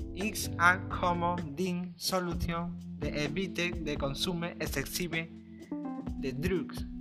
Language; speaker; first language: English; non-native, learner; Spanish